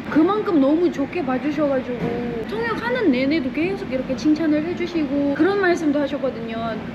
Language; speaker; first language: Korean; non-native, fluent; Indonesian